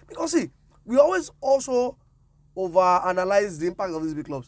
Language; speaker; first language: English; non-native, local second language; Yoruba